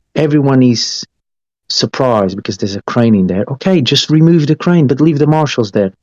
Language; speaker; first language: English; non-native, fluent; Portuguese